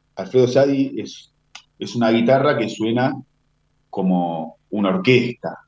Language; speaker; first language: Spanish; native; Spanish